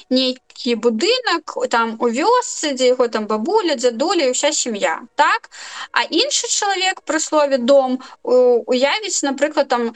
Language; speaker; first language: Belarusian; non-native, local second language; Russian